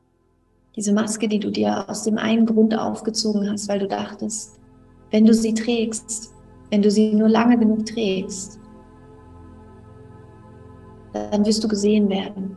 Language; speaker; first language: German; native; German